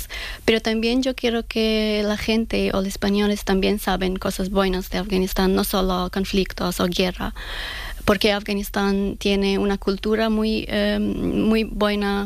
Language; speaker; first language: Spanish; non-native, fluent; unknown